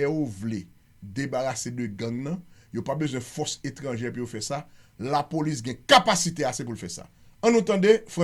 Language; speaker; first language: Haitian Creole; native; Haitian Creole